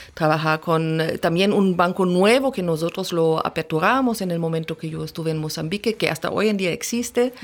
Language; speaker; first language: Spanish; non-native, fluent; German